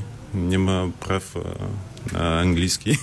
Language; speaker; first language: Bulgarian; non-native, learner; French